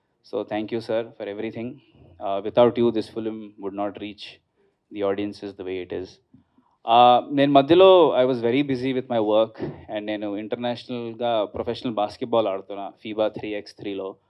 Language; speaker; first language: Telugu; native; Telugu